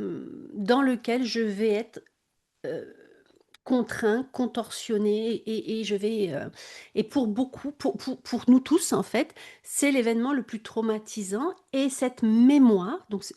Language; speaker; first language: French; native; French